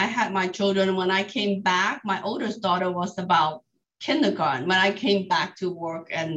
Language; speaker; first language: English; non-native, local second language; Cantonese